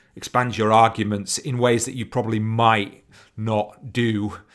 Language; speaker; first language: English; native; English